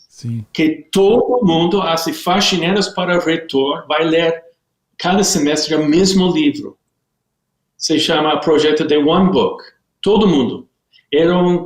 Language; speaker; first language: Portuguese; non-native, learner; English